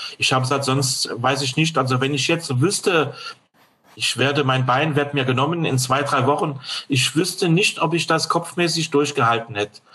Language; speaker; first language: German; non-native, fluent; French